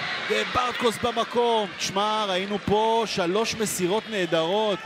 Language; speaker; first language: Hebrew; native; Hebrew